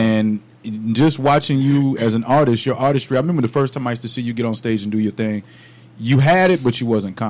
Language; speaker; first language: English; native; English